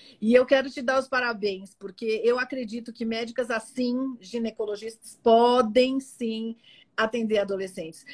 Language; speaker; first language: Portuguese; native; Portuguese